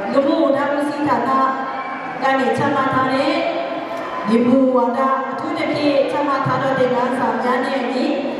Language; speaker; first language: Burmese; non-native, local second language; Lahu